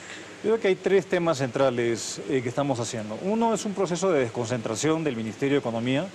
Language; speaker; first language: Spanish; native; Spanish